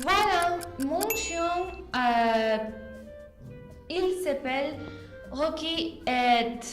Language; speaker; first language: French; non-native, learner; Spanish